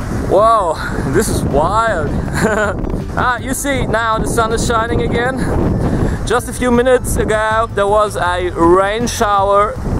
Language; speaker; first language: English; non-native, fluent; German